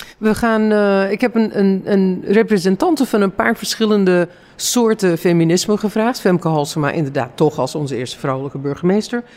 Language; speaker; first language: Dutch; non-native, fluent; English